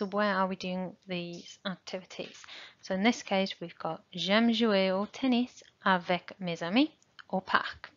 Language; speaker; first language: French; non-native, fluent; English